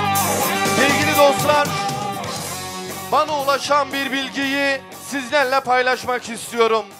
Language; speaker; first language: Turkish; native; Turkish